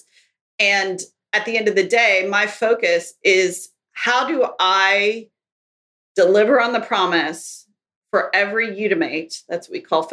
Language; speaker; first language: English; native; English